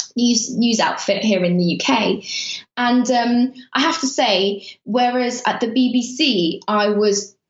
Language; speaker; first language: English; early bilingual, other home language; Persian